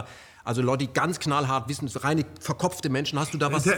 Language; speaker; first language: German; native; German